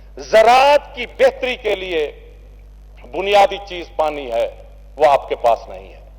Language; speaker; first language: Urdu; non-native, local second language; Saraiki